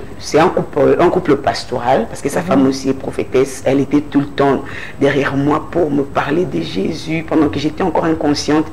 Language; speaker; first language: French; non-native, local second language; Lingala